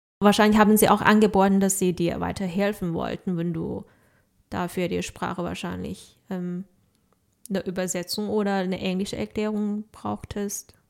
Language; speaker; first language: German; non-native, fluent; Chinese